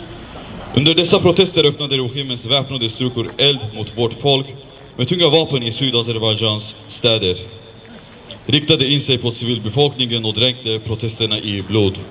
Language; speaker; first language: Swedish; non-native, fluent; Azerbaijani